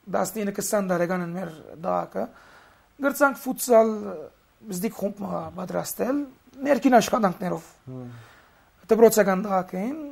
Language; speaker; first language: Armenian; early bilingual, heritage; Armenian